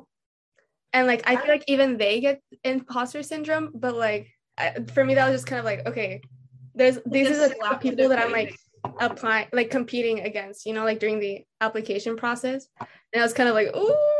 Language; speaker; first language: English; native; English